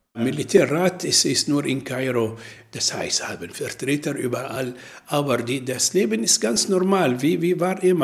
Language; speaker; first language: German; non-native, learner; Arabic